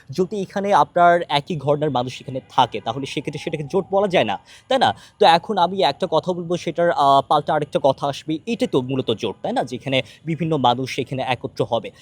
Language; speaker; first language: Bangla; non-native, local second language; Chakma